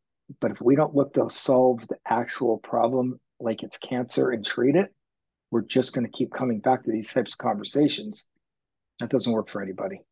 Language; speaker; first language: English; native; English